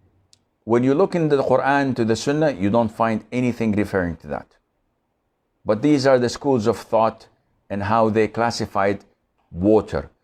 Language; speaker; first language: English; non-native, fluent; Arabic